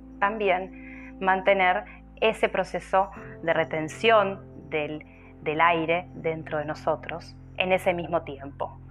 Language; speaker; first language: Spanish; native; Spanish